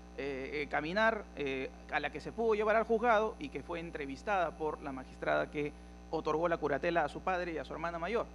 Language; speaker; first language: Spanish; native; Spanish